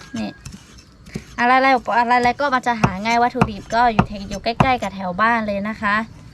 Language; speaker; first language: Thai; non-native, local second language; Lahu